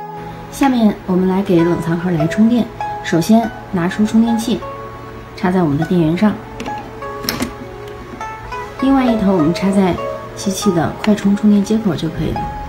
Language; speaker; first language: Chinese; native; Chinese